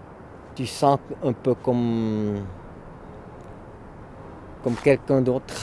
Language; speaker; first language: French; non-native, local second language; German